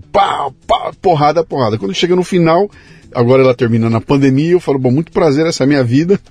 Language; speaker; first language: Portuguese; native; Portuguese